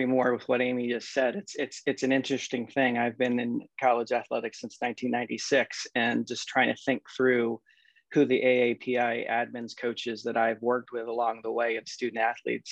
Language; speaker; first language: English; native; English